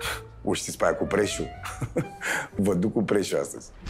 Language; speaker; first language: Romanian; native; Romanian